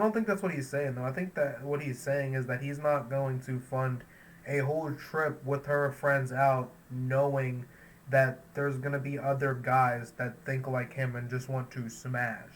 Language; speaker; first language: English; native; English